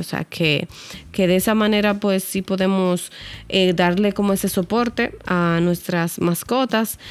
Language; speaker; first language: Spanish; native; Spanish